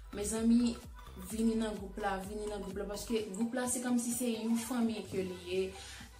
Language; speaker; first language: French; non-native, local second language; Haitian Creole